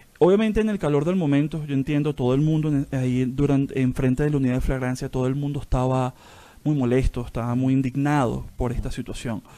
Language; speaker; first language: Spanish; native; Spanish